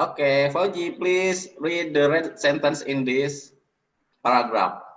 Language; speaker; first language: English; non-native, learner; Indonesian